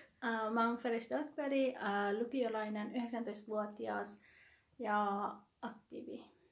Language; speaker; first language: Finnish; non-native, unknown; Persian